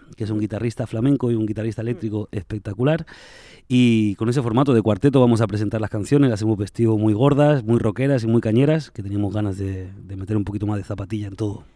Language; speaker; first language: Spanish; native; Spanish